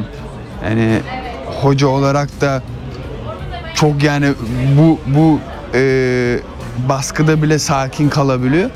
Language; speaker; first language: Turkish; early bilingual, heritage; Turkish